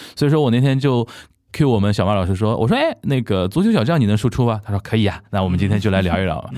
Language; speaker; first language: Chinese; native; Chinese